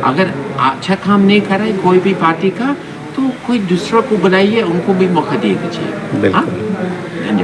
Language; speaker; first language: Hindi; non-native, fluent; English